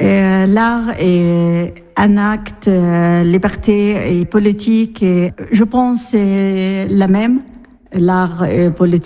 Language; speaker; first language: French; non-native, learner; Arabic